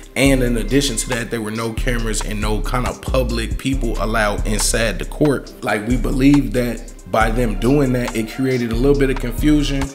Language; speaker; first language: English; native; English